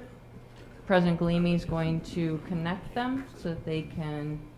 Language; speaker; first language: English; native; English